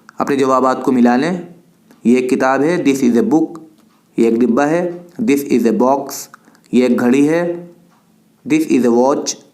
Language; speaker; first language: Urdu; native; Urdu